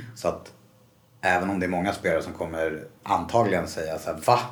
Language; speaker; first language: Swedish; native; Swedish